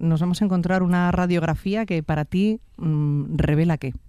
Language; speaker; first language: Spanish; native; Spanish